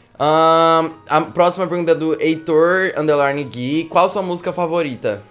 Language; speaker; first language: Portuguese; native; Portuguese